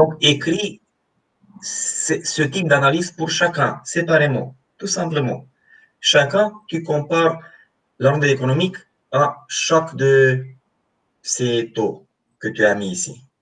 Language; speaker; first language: French; non-native, fluent; Romanian